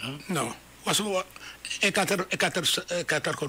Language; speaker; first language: Dutch; non-native, local second language; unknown